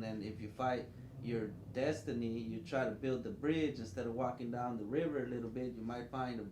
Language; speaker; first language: English; native; English